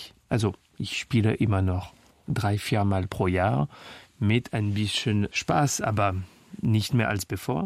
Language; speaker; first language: German; non-native, fluent; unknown